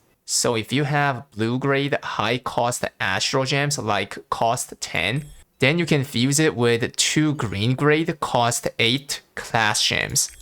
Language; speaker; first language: English; non-native, fluent; Korean